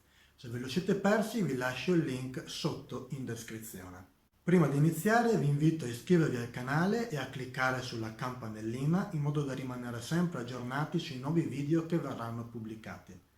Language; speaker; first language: Italian; native; Italian